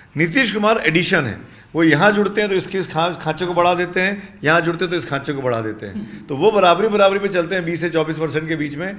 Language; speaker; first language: Hindi; native; Hindi